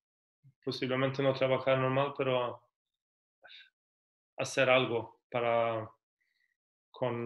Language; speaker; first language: Spanish; non-native, fluent; Swedish